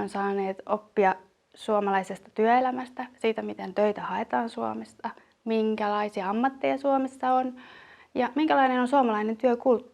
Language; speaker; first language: Finnish; native; Finnish